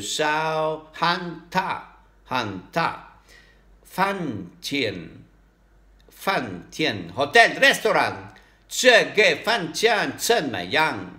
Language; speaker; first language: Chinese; non-native, learner; Italian